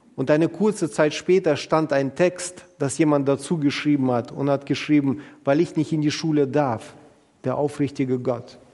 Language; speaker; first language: German; non-native, fluent; Russian